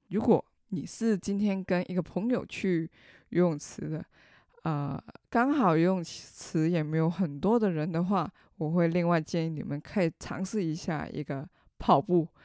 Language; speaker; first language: Chinese; non-native, local second language; Cantonese